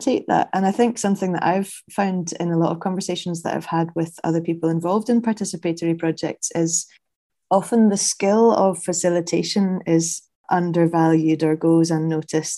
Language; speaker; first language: English; native; English